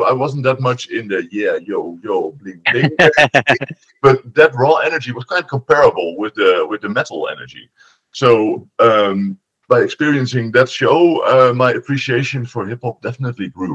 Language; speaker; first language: English; non-native, fluent; Dutch